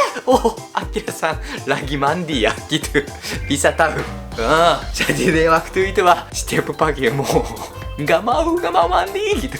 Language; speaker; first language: Indonesian; non-native, learner; Japanese